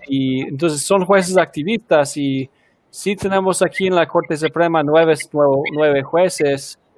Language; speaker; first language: Spanish; non-native, fluent; English